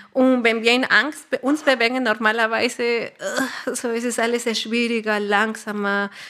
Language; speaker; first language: German; non-native, fluent; Spanish